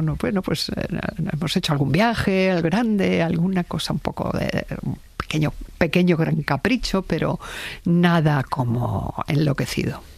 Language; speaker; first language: Spanish; native; Spanish